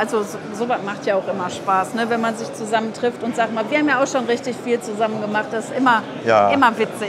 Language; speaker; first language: German; native; German